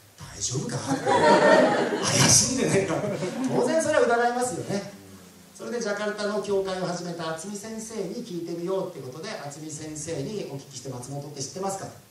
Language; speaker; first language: Japanese; native; Japanese